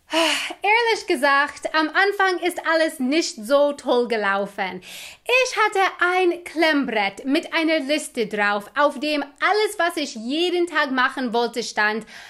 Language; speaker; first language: German; non-native, fluent; English